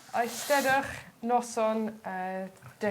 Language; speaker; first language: Welsh; non-native, learner; English